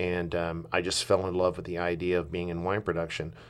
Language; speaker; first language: English; native; English